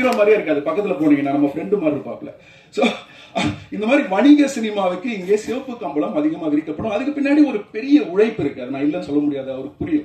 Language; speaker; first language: Tamil; native; Tamil